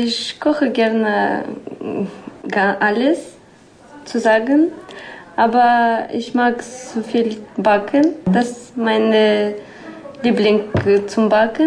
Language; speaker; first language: German; non-native, learner; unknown